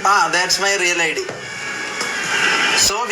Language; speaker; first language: English; non-native, local second language; Malayalam